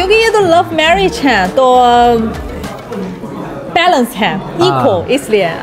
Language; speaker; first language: Hindi; non-native, fluent; Chinese